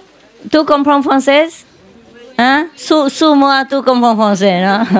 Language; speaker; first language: French; non-native, learner; Vietnamese